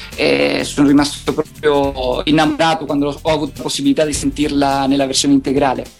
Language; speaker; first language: Italian; native; Italian